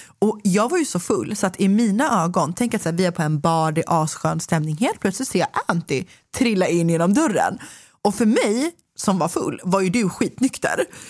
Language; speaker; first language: Swedish; native; Swedish